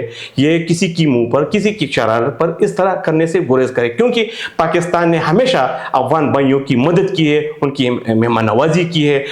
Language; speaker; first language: Urdu; non-native, local second language; Pashto